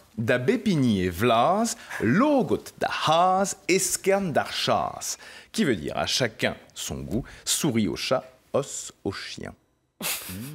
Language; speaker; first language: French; native; French